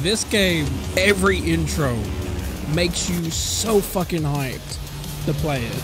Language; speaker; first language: English; native; English